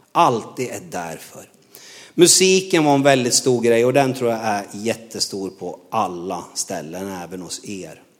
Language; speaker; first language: Swedish; native; Swedish